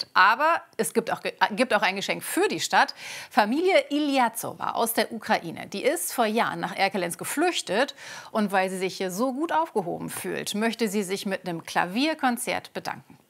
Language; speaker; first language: German; native; German